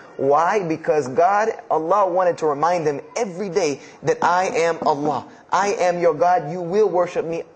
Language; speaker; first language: English; native; English